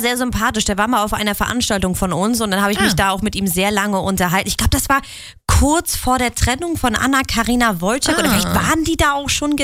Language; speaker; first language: German; native; German